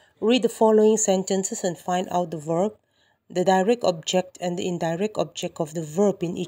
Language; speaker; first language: English; non-native, local second language; Mizo